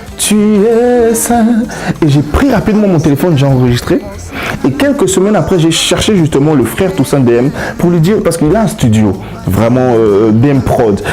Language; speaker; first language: French; non-native, local second language; Lingala